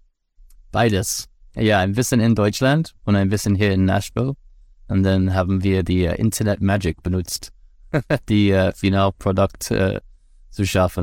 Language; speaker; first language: German; non-native, learner; English